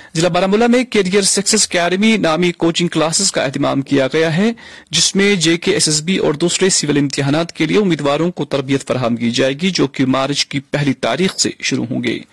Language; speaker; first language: Urdu; non-native, local second language; Kashmiri